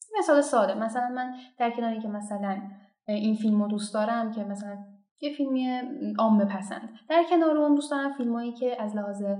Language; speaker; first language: Persian; non-native, local second language; Azerbaijani